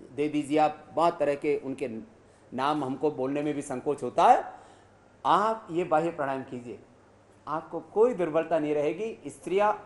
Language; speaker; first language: Hindi; native; Hindi